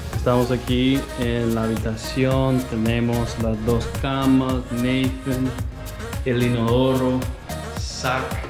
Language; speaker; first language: Spanish; early bilingual, heritage; Spanish